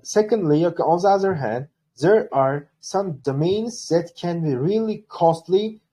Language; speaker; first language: English; non-native, fluent; Uzbek